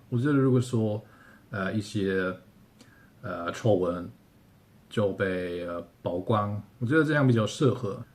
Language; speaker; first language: Chinese; non-native, fluent; German